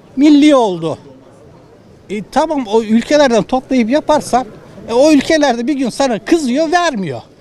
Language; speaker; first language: Turkish; native; Turkish